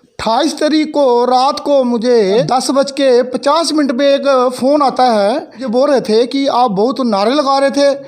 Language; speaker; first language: Hindi; non-native, local second language; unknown